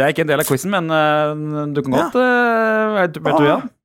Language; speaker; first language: Norwegian; native; Norwegian